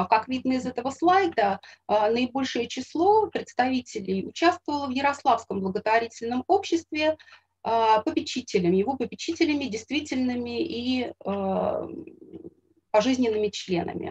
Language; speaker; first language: Russian; native; Russian